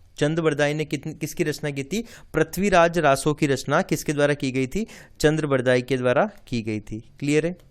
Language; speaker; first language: Hindi; native; Hindi